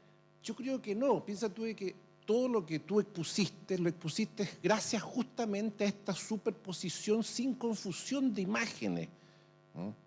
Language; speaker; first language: Spanish; native; Spanish